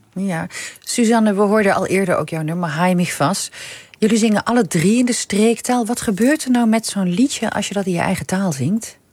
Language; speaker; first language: Dutch; native; Dutch